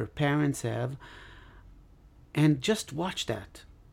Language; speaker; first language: English; non-native, fluent; Hebrew